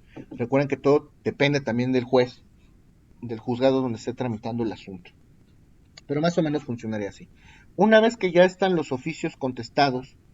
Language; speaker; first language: Spanish; native; Spanish